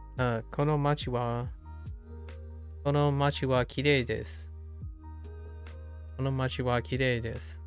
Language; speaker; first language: Japanese; non-native, learner; English